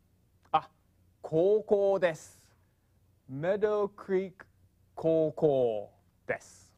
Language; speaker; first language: Japanese; non-native, fluent; English